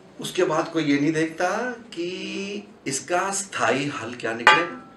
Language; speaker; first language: Hindi; native; Hindi